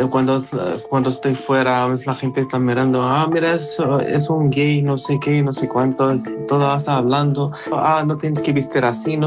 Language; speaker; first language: Spanish; non-native, learner; Arabic